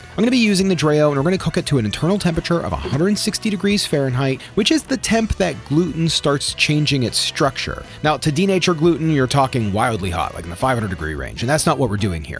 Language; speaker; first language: English; native; English